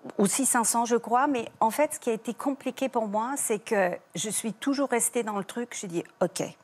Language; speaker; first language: French; non-native, fluent; German